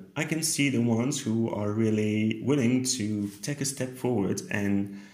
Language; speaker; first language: English; non-native, fluent; French